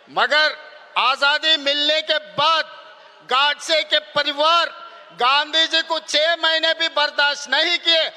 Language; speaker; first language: Hindi; non-native, local second language; Telugu